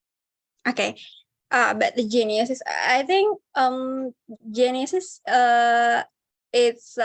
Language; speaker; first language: English; non-native, learner; Indonesian